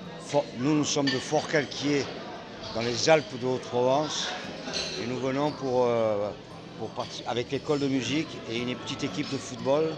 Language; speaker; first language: French; native; French